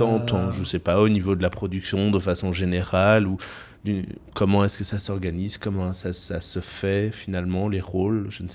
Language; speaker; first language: French; native; French